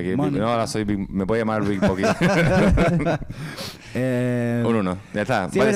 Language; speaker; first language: Spanish; native; Spanish